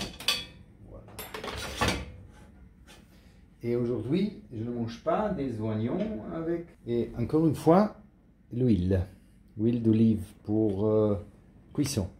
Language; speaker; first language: French; non-native, learner; German